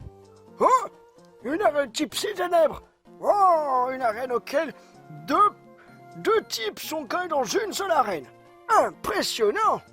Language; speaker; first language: French; native; French